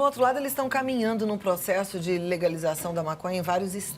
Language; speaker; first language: Portuguese; native; Portuguese